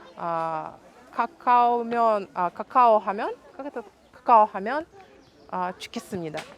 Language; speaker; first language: Korean; non-native, learner; Russian